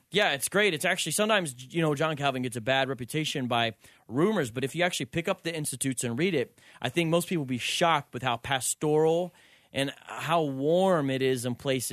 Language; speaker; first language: English; native; English